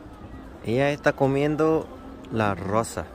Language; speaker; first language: Spanish; non-native, fluent; Korean